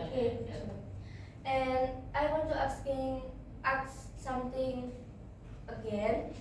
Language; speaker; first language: English; non-native, learner; Indonesian